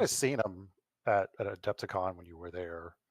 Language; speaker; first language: English; native; English